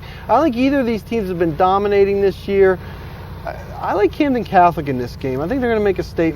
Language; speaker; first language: English; native; English